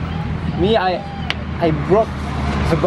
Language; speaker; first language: English; non-native, learner; French